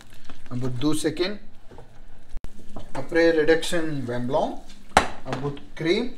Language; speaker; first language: French; non-native, learner; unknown